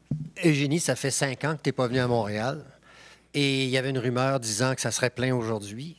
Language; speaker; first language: French; native; French